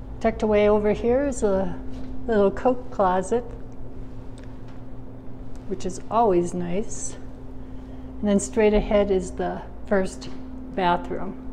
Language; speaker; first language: English; native; English